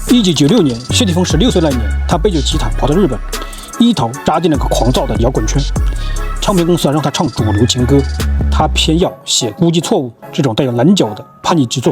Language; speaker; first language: Chinese; native; Chinese